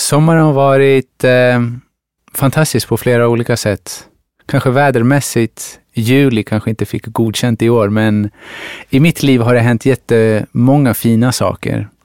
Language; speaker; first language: Swedish; early bilingual, other home language; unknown